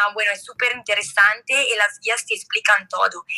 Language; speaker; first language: Spanish; non-native, learner; Italian